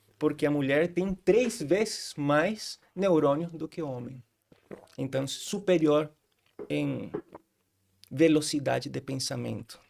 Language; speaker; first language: Portuguese; non-native, fluent; Spanish